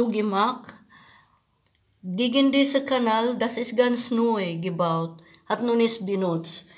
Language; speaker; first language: German; non-native, learner; Filipino